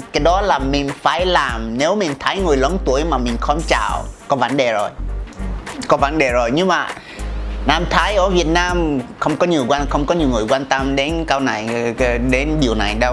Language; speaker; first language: Vietnamese; non-native, fluent; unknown